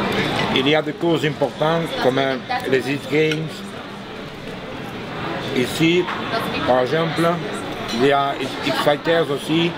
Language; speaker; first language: French; non-native, learner; Spanish